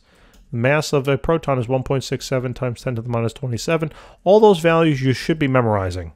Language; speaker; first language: English; native; English